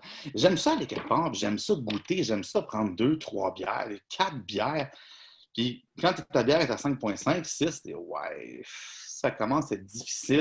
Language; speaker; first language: French; native; French